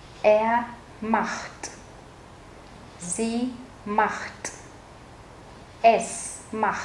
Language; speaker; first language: German; non-native, fluent; Vietnamese